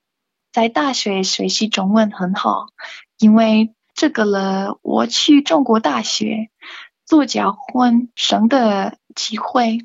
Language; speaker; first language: Chinese; non-native, learner; English